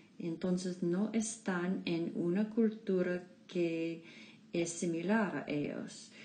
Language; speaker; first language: Spanish; non-native, learner; English